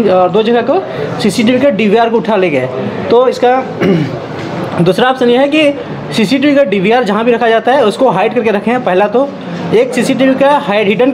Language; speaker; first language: Hindi; native; Hindi